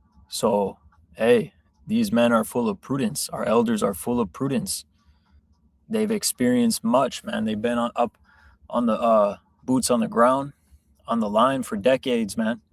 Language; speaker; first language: English; native; English